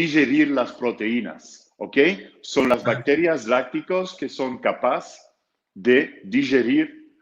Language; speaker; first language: Spanish; non-native, fluent; Dutch